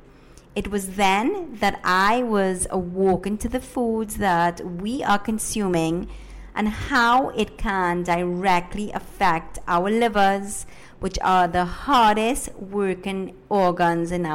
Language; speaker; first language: English; early bilingual, other home language; Spanish